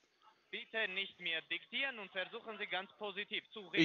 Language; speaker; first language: German; non-native, fluent; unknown